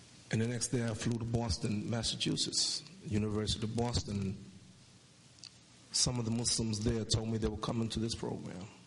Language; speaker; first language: English; native; English